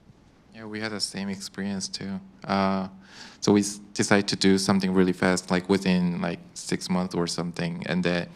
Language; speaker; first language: English; non-native, fluent; Korean